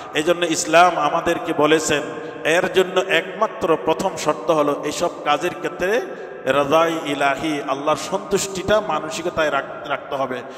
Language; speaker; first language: Bangla; native; Bangla